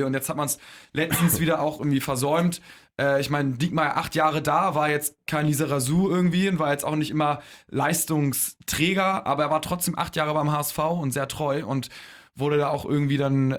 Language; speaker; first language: German; native; German